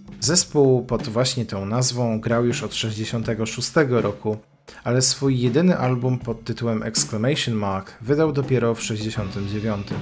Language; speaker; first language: Polish; native; Polish